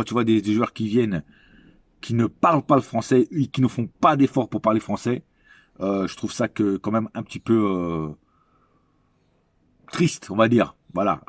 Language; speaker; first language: French; native; French